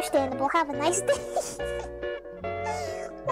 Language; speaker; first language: English; native; English